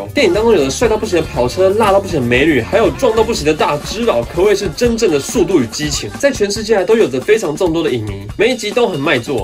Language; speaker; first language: Chinese; native; Chinese